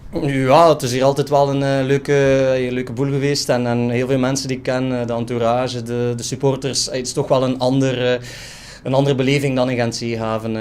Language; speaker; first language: Dutch; native; Dutch